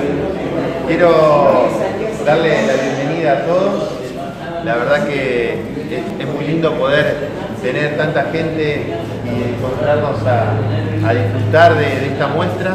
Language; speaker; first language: Spanish; native; Spanish